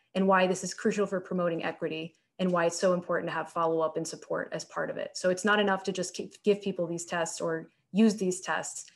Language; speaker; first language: English; native; English